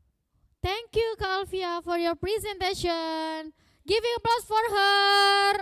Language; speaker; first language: English; non-native, fluent; Indonesian